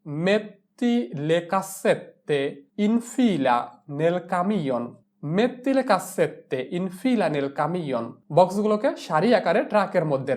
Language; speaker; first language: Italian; non-native, fluent; Bangla